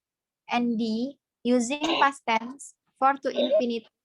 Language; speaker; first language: English; non-native, fluent; Indonesian